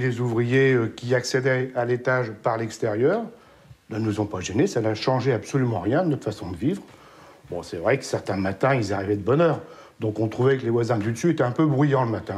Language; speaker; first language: French; native; French